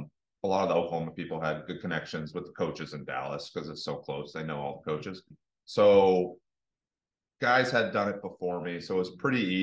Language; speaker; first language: English; native; English